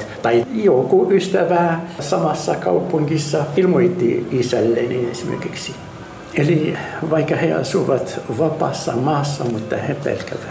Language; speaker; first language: Finnish; non-native, fluent; Arabic